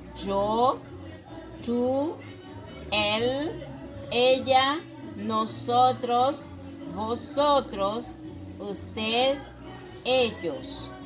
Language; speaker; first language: Spanish; non-native, fluent; French